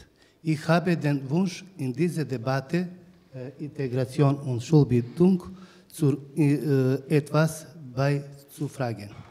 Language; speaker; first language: German; non-native, learner; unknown